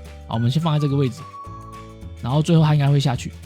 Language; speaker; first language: Chinese; native; Chinese